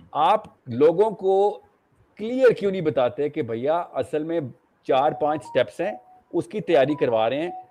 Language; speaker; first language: Urdu; native; Urdu